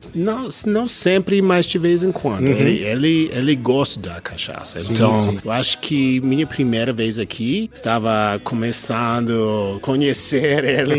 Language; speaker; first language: Portuguese; non-native, learner; English